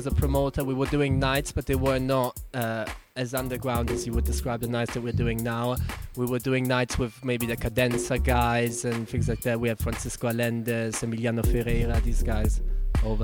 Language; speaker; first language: English; non-native, fluent; German